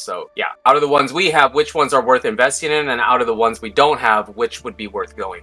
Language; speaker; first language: English; native; English